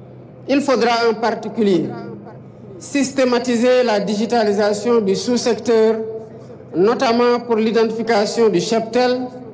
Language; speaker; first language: French; non-native, local second language; Wolof